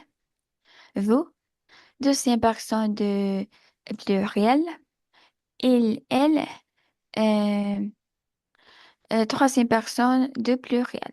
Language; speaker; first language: French; non-native, learner; Spanish